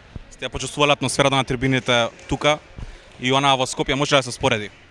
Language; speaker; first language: Macedonian; native; Macedonian